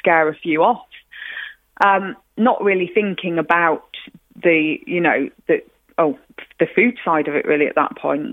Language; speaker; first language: English; native; English